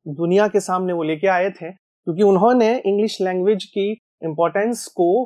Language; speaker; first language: Hindi; native; Hindi